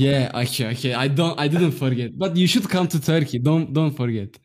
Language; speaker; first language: English; non-native, fluent; Turkish